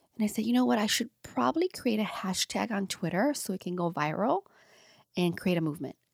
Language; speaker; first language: English; native; English